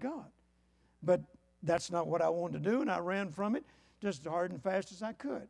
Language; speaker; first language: English; native; English